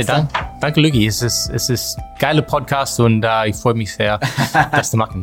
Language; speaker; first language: German; non-native, learner; English